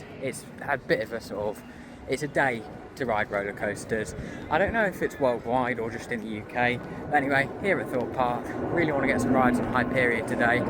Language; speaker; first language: English; native; English